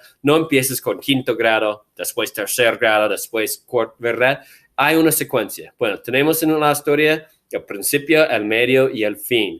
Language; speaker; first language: Spanish; non-native, fluent; English